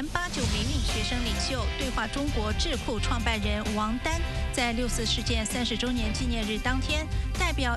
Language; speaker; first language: Chinese; native; Chinese